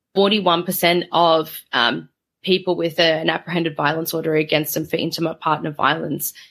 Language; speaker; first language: English; native; English